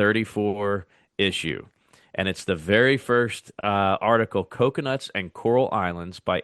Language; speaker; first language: English; native; English